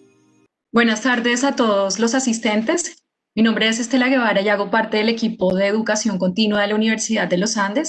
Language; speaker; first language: Spanish; native; Spanish